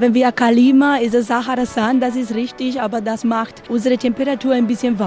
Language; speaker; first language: German; non-native, learner; Spanish